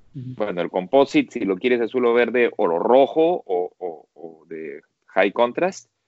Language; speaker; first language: Spanish; native; Spanish